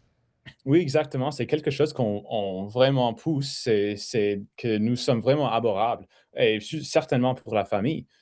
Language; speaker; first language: French; non-native, fluent; English